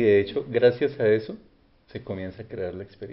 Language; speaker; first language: Spanish; native; Spanish